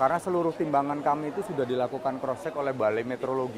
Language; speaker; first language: Indonesian; native; Indonesian